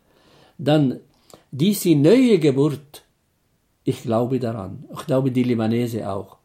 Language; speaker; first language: German; non-native, fluent; Arabic